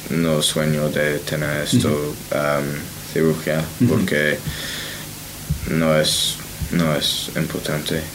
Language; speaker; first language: Spanish; non-native, learner; English